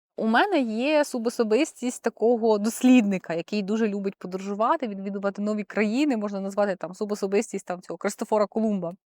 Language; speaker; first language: Ukrainian; non-native, local second language; Russian